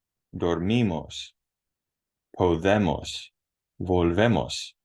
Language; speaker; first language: Spanish; non-native, fluent; English